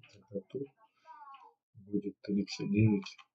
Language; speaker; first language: Russian; native; Russian